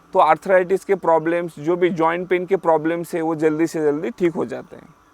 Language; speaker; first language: Hindi; non-native, local second language; Marathi